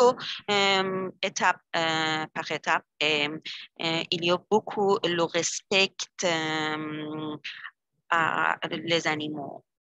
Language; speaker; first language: French; non-native, learner; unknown